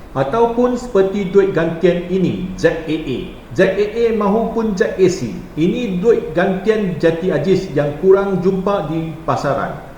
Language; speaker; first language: Malay; non-native, local second language; Chinese